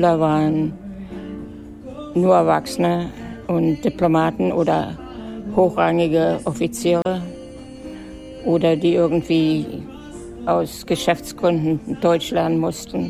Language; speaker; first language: German; native; German